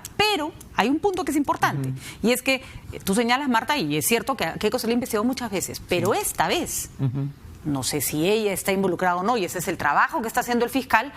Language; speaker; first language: Spanish; native; Spanish